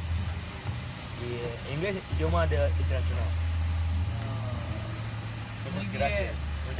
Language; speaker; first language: Spanish; non-native, learner; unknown